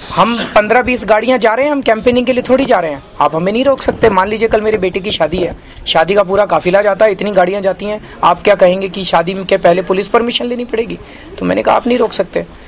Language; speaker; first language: Hindi; native; Hindi